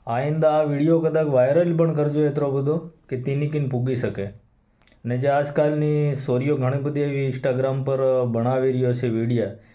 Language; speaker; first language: Gujarati; non-native, local second language; Bhili